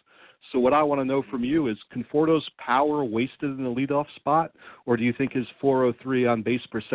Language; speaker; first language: English; native; English